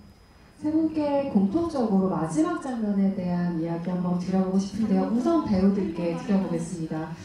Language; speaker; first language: Korean; native; Korean